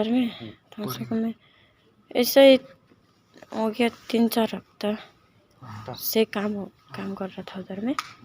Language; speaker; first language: Hindi; non-native, local second language; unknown